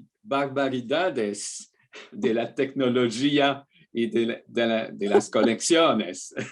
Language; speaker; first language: Spanish; non-native, fluent; French